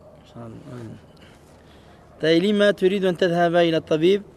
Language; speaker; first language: Arabic; non-native, fluent; French